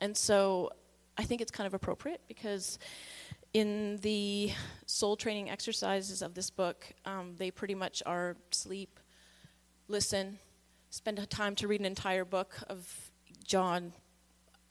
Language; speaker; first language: English; native; English